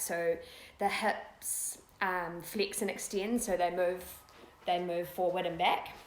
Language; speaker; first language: English; native; English